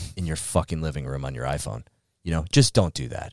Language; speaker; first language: English; native; English